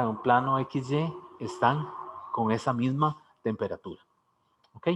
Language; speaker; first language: Spanish; native; Spanish